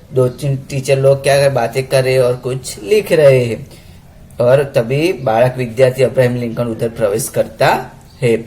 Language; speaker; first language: Hindi; non-native, local second language; Gujarati